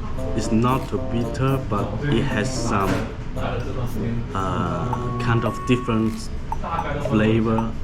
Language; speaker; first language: English; non-native, fluent; Chinese